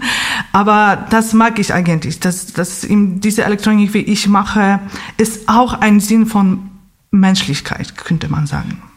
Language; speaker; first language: German; non-native, fluent; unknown